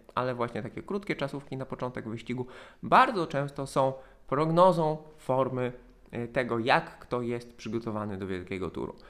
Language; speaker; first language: Polish; native; Polish